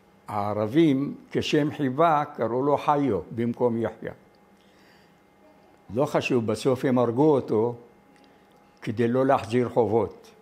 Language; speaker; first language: Hebrew; non-native, fluent; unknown